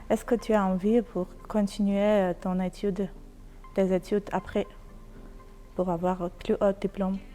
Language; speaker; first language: French; non-native, learner; Armenian